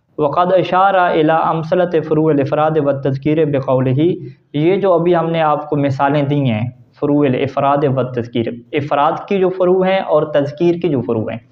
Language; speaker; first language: Urdu; native; Urdu